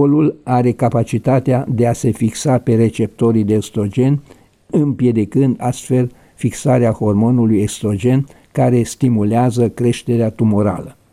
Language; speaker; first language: Romanian; native; Romanian